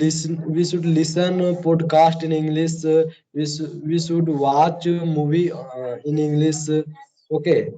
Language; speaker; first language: English; non-native, learner; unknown